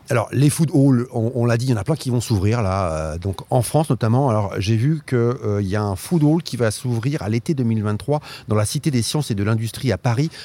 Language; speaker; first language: French; native; French